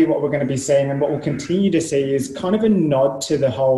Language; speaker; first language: English; native; English